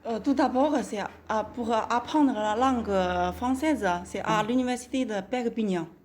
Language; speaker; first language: French; non-native, learner; Chinese